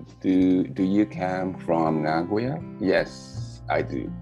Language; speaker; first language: English; non-native, learner; Japanese